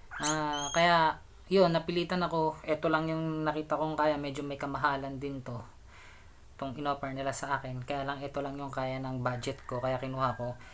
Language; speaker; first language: Filipino; native; Filipino